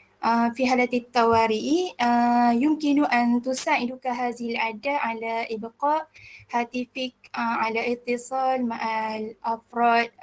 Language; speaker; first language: Arabic; non-native, learner; Malay